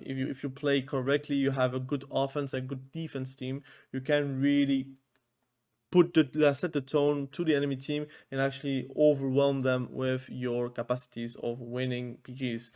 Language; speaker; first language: English; non-native, fluent; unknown